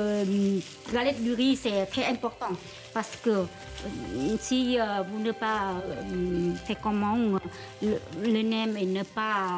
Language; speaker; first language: French; non-native, learner; Vietnamese